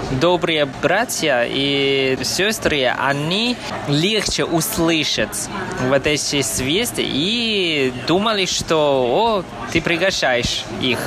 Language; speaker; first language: Russian; non-native, fluent; Chinese